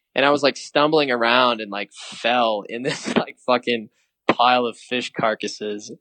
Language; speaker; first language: English; native; English